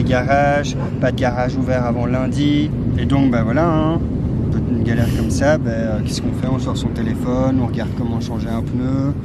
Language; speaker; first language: French; native; French